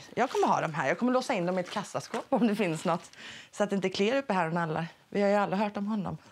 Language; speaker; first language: Swedish; native; Swedish